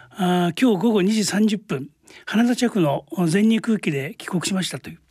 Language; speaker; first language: Japanese; native; Japanese